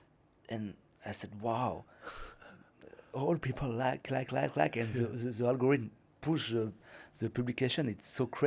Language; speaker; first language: English; non-native, learner; French